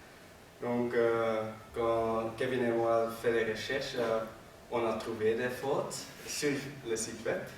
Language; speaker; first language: French; non-native, learner; Dutch